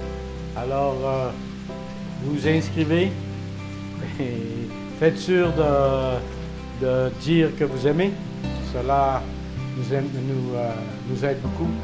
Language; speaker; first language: French; non-native, fluent; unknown